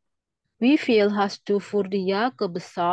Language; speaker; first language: German; non-native, learner; Indonesian